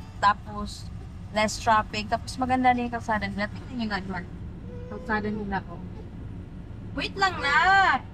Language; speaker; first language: Filipino; non-native, local second language; Cebuano